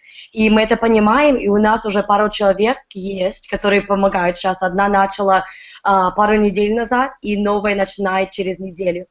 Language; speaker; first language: Russian; early bilingual, heritage; Russian